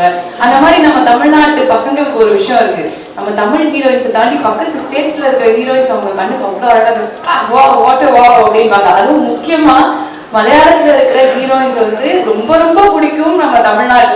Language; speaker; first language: Tamil; native; Tamil